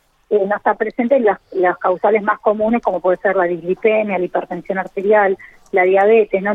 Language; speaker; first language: Spanish; native; Spanish